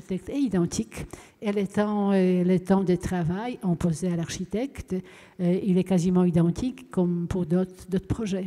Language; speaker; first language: French; non-native, fluent; Polish